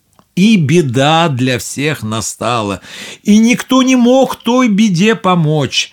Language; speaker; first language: Russian; native; Russian